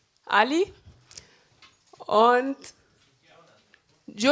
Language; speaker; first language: German; non-native, fluent; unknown